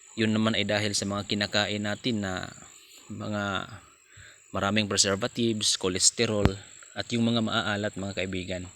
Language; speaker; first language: Filipino; non-native, local second language; Cebuano